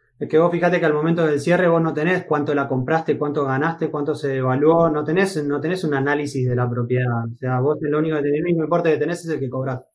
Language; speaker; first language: Spanish; native; Spanish